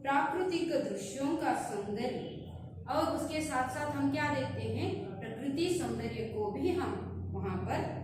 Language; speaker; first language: Hindi; non-native, local second language; Kannada